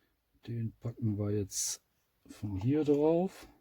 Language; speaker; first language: German; native; German